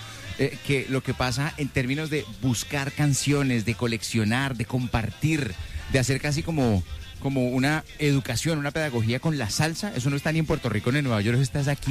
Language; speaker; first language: Spanish; native; Spanish